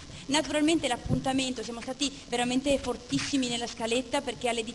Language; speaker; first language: Italian; native; Italian